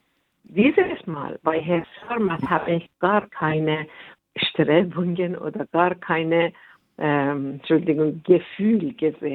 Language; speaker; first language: German; non-native, fluent; Persian